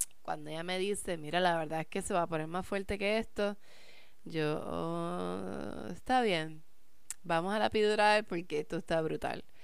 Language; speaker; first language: Spanish; early bilingual, heritage; Spanish